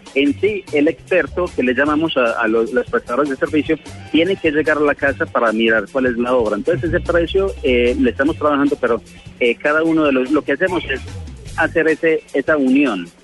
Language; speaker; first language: Spanish; early bilingual, heritage; Spanish